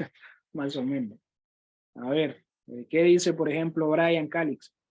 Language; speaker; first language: Spanish; native; Spanish